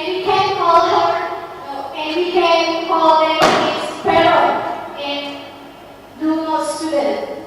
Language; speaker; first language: English; non-native, learner; Indonesian